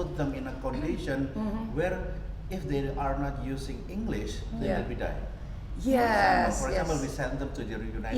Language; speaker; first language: English; non-native, fluent; Indonesian